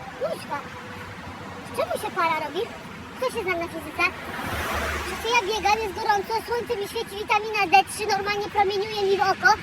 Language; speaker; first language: Polish; native; Polish